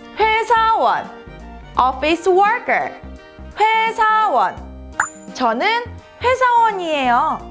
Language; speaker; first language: Korean; native; Korean